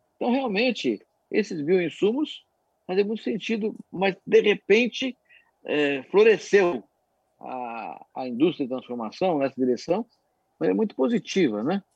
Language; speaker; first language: Portuguese; native; Portuguese